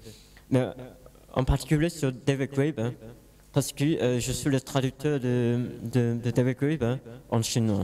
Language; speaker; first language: French; non-native, learner; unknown